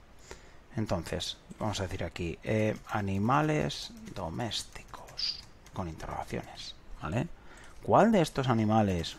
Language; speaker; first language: Spanish; native; Spanish